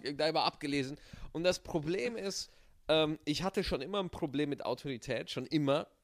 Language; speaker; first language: German; native; German